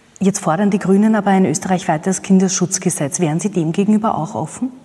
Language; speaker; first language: German; native; German